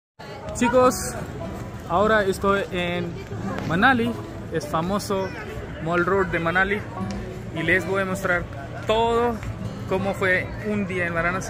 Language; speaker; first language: Spanish; non-native, learner; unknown